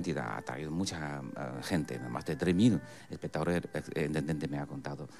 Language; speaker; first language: Spanish; non-native, fluent; Chinese